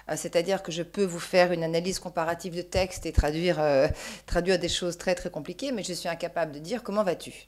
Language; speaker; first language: French; native; French